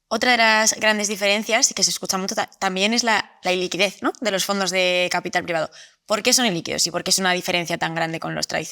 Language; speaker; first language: Spanish; native; Spanish